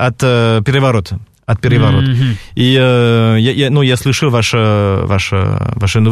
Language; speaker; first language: Russian; non-native, fluent; French